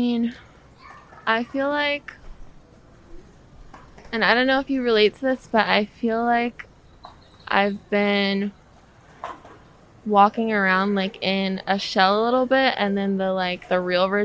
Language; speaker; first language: English; native; English